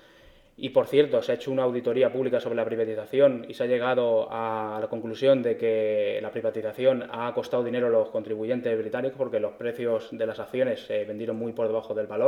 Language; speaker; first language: Spanish; native; Spanish